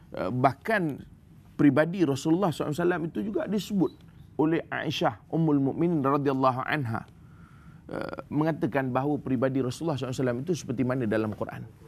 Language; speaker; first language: Malay; native; Malay